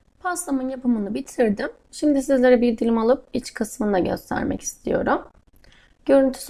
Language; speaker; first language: Turkish; native; Turkish